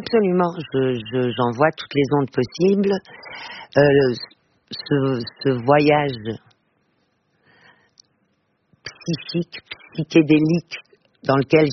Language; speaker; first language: French; non-native, fluent; Portuguese